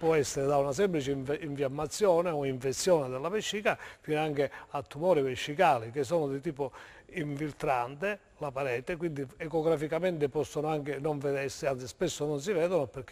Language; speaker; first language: Italian; native; Italian